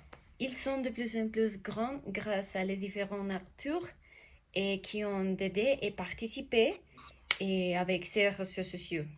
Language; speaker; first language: French; non-native, learner; Spanish